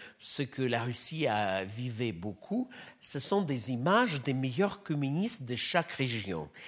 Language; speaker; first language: French; non-native, fluent; Russian